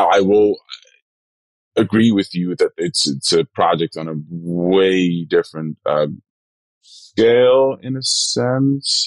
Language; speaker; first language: English; non-native, fluent; Dutch